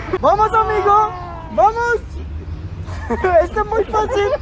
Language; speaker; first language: Spanish; non-native, learner; Turkish